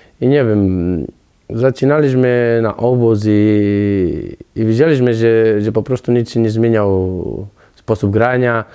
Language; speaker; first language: Polish; non-native, learner; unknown